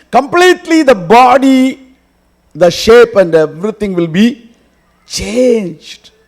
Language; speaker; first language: English; non-native, local second language; Tamil